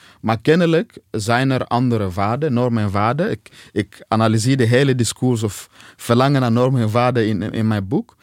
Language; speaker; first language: Dutch; non-native, fluent; Swahili